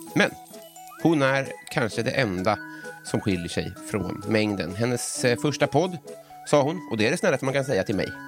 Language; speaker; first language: Swedish; native; Swedish